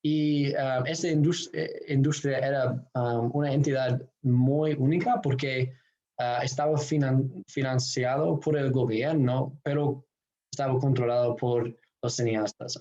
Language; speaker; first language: Spanish; non-native, fluent; English